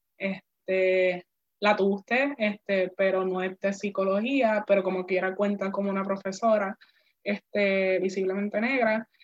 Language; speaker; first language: Spanish; native; Spanish